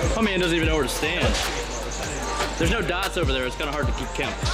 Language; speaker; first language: English; native; English